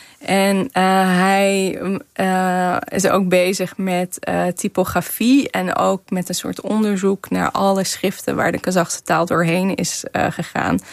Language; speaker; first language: Dutch; non-native, fluent; Kazakh